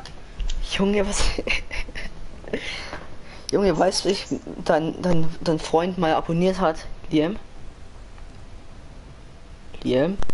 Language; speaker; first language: German; native; German